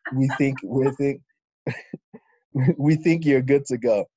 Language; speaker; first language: English; non-native, local second language; Yoruba